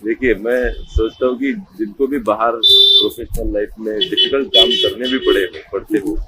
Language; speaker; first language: Hindi; non-native, local second language; Marathi